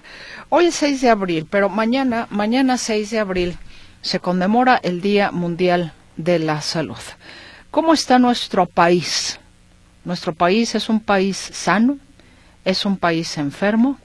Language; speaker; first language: Spanish; native; Spanish